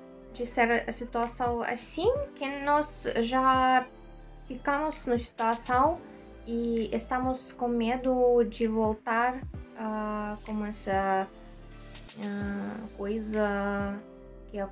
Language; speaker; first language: Portuguese; non-native, learner; Russian